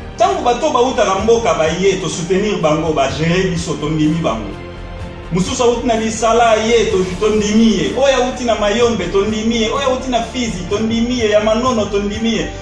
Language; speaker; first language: Lingala; native; Lingala